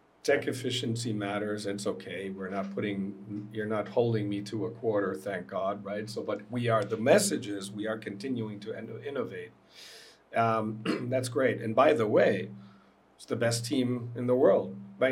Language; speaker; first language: English; non-native, fluent; German